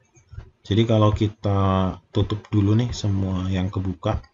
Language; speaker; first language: Indonesian; native; Indonesian